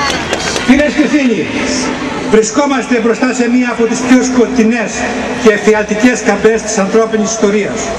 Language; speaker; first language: Greek; native; Greek